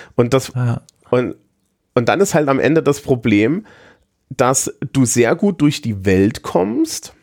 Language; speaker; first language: German; native; German